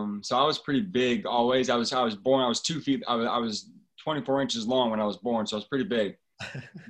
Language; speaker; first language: English; native; English